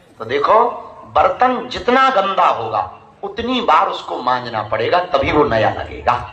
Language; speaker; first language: Hindi; native; Hindi